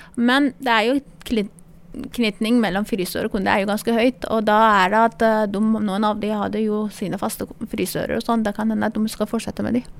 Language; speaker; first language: Norwegian; non-native, fluent; Persian